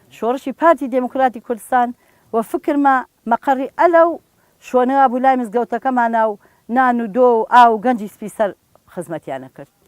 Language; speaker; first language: Central Kurdish; native; Central Kurdish